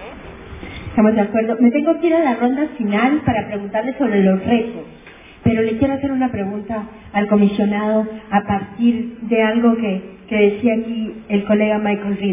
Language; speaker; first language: Spanish; native; Spanish